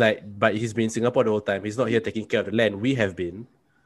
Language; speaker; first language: English; non-native, local second language; Malay